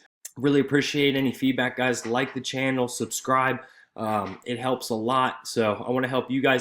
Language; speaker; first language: English; native; English